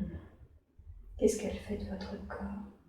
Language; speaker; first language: French; native; French